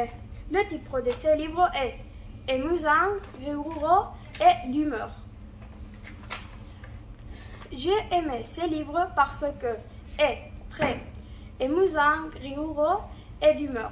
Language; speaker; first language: French; non-native, learner; Catalan